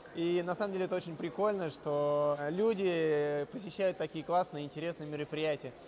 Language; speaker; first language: Russian; native; Russian